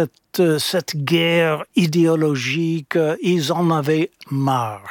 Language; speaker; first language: French; non-native, fluent; English